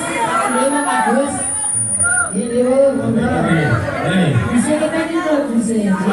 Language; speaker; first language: Indonesian; non-native, local second language; Javanese